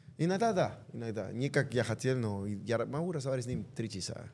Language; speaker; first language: Russian; non-native, learner; Spanish